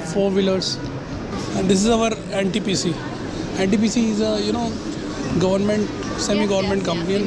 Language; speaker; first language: English; non-native, local second language; Hindi